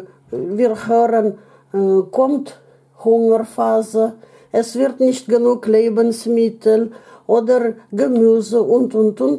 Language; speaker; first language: German; non-native, fluent; Russian